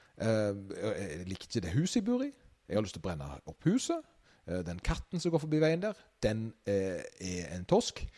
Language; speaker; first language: Norwegian; native; Norwegian